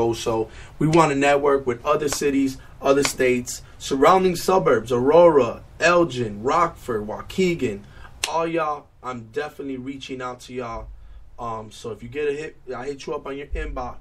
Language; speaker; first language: English; native; English